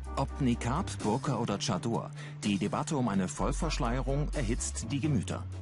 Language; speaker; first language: German; native; German